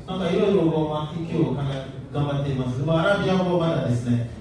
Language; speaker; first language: Japanese; non-native, learner; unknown